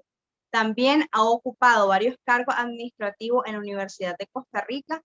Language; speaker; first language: Spanish; native; Spanish